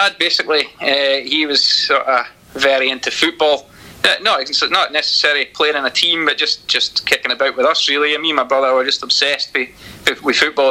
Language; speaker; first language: English; native; English